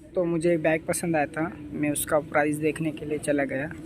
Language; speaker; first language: Hindi; non-native, local second language; Marathi